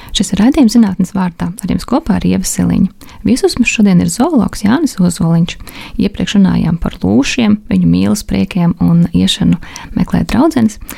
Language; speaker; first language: Latvian; native; Latvian